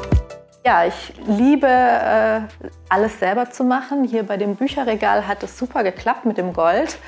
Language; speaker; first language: German; native; German